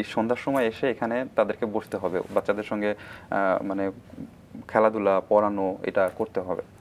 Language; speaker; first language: Bangla; native; Bangla